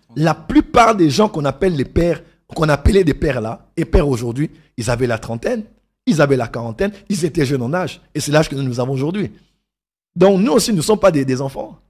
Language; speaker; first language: French; non-native, local second language; Lingala